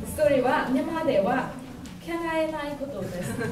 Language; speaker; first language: Japanese; non-native, learner; Burmese